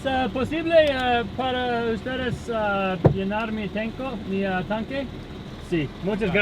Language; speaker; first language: Spanish; non-native, learner; English